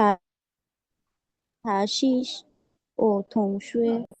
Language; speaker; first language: Chinese; non-native, learner; Bangla